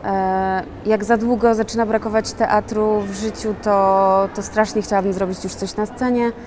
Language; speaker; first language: Polish; native; Polish